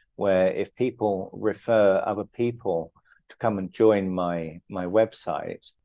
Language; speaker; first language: English; native; English